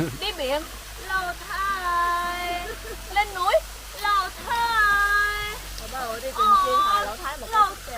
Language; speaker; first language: Vietnamese; non-native, fluent; Korean